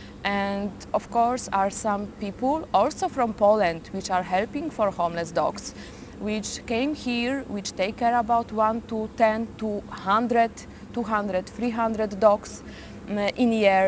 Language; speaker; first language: English; non-native, fluent; Polish